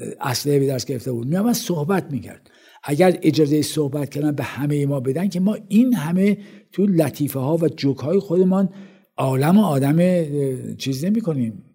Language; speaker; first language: Persian; native; Persian